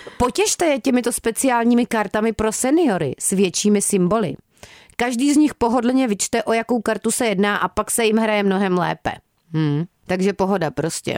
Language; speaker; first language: Czech; native; Czech